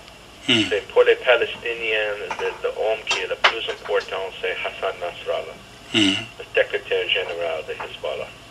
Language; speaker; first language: French; non-native, learner; English